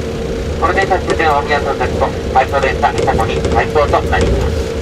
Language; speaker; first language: Japanese; native; Japanese